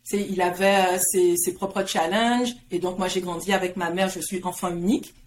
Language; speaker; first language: French; native; French